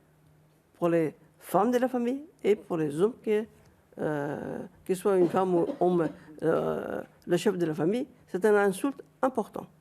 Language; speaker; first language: French; non-native, fluent; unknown